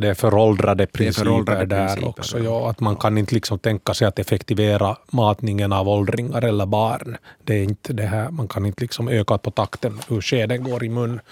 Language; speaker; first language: Swedish; native; Swedish